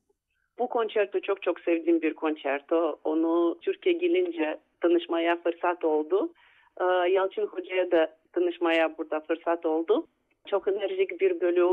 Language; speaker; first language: Turkish; non-native, fluent; Russian